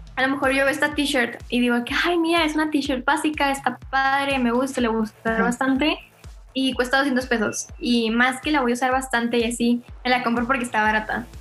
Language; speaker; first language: Spanish; native; Spanish